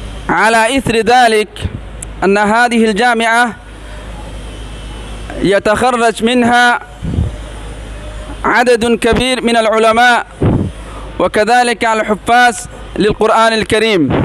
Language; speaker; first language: Arabic; non-native, learner; Rohingya